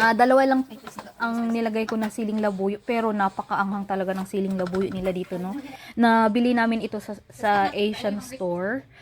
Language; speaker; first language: Filipino; non-native, local second language; Cebuano